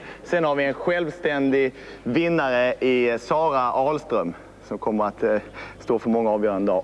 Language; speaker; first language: Swedish; native; Swedish